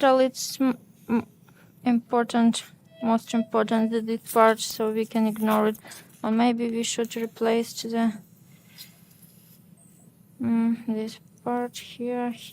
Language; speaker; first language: English; non-native, learner; Ukrainian